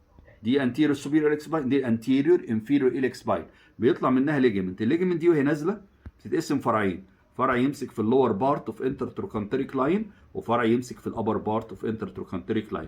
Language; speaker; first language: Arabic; native; Arabic